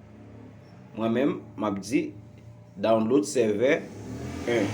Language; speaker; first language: French; non-native, learner; Haitian Creole